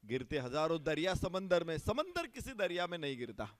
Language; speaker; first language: Hindi; non-native, local second language; Marathi